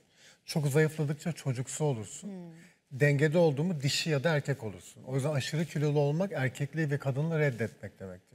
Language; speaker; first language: Turkish; native; Turkish